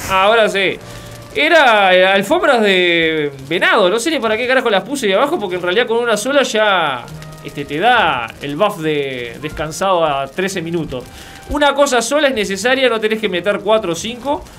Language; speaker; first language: Spanish; native; Spanish